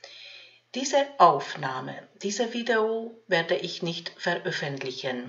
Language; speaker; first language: German; non-native, fluent; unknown